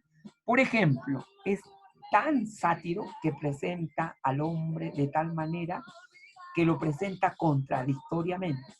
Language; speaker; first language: Spanish; native; Spanish